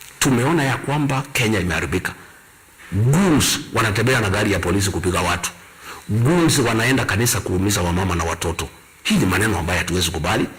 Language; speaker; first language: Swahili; non-native, local second language; Kikuyu